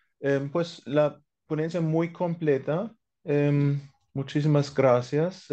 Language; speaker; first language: Spanish; non-native, fluent; German